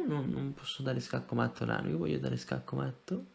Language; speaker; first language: Italian; non-native, fluent; Spanish